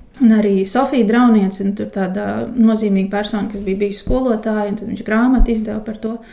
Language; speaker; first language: Latvian; native; Latvian